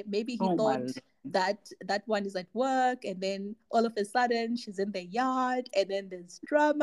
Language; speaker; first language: English; non-native, local second language; Zulu